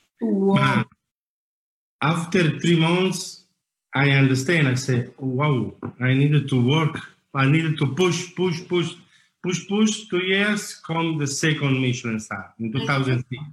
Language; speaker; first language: English; non-native, learner; Italian